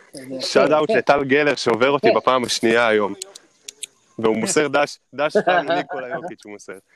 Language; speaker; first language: Hebrew; native; Hebrew